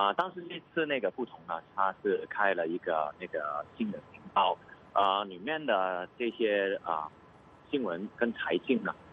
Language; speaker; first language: Chinese; non-native, local second language; Cantonese